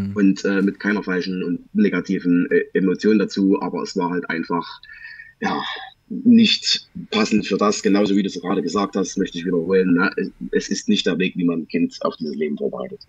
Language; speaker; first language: German; native; German